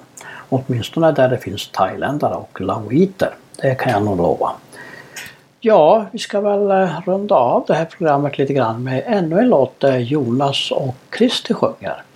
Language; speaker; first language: Swedish; native; Swedish